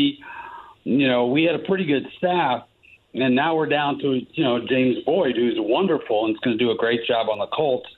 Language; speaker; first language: English; native; English